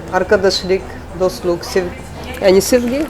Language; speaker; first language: Turkish; non-native, learner; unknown